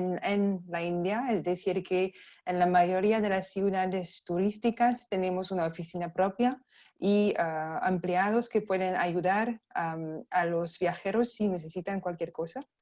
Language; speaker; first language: Spanish; non-native, fluent; French